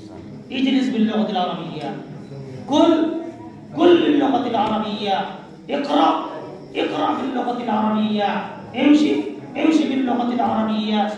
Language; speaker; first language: Arabic; non-native, fluent; Urdu